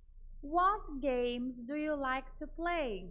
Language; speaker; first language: English; non-native, fluent; Portuguese